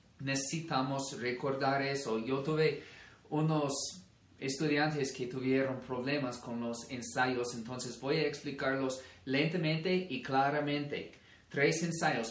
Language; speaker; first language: Spanish; non-native, fluent; English